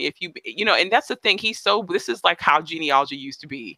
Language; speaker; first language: English; native; English